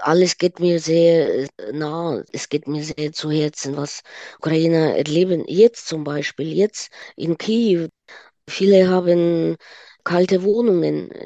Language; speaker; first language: German; non-native, fluent; Ukrainian